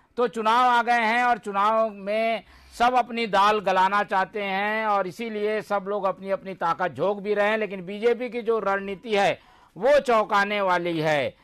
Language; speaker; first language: Hindi; native; Hindi